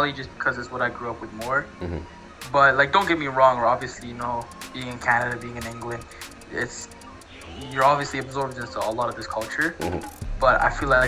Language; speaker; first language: English; native; English